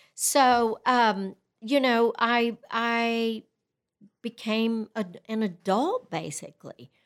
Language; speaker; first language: English; native; English